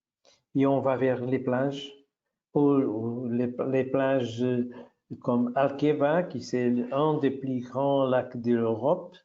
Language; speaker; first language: French; non-native, fluent; Portuguese